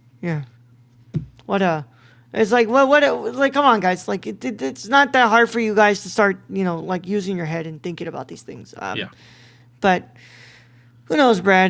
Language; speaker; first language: English; native; English